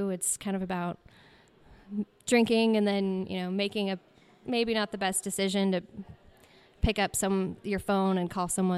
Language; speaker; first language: English; native; English